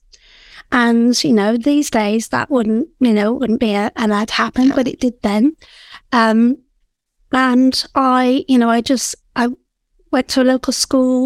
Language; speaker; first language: English; native; English